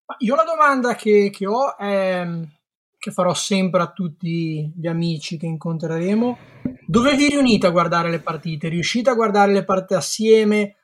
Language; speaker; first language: Italian; native; Italian